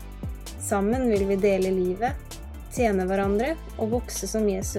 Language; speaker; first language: Norwegian; native; Norwegian